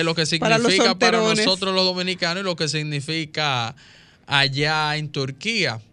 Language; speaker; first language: Spanish; native; Spanish